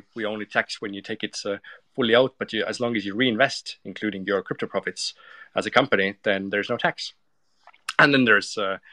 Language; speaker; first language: English; non-native, fluent; Estonian